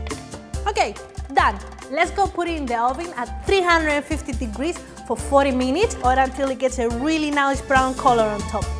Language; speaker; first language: English; non-native, fluent; Greek